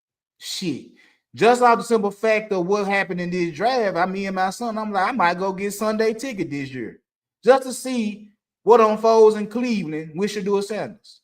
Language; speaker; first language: English; native; English